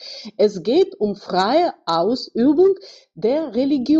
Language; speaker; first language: German; non-native, fluent; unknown